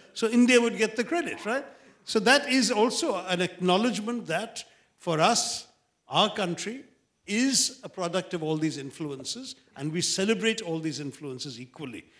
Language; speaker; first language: English; non-native, local second language; Malayalam